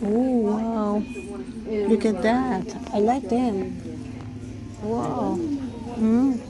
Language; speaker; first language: English; non-native, learner; Spanish